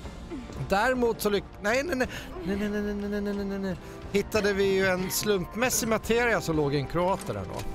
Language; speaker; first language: Swedish; native; Swedish